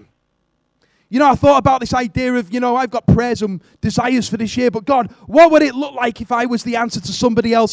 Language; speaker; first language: English; native; English